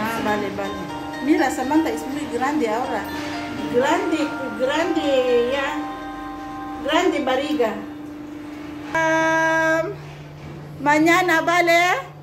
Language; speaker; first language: Spanish; non-native, learner; Filipino